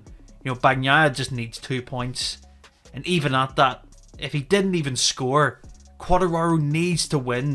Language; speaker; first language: English; native; English